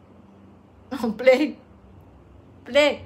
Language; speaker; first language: English; non-native, local second language; Filipino